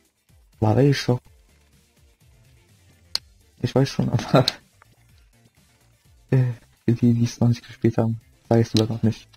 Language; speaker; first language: German; native; German